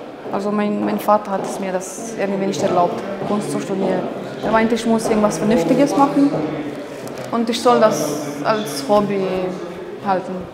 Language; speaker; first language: German; non-native, fluent; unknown